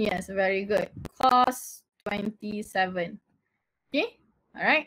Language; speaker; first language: English; non-native, local second language; Malay